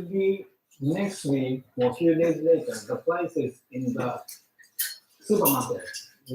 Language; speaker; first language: English; non-native, learner; Japanese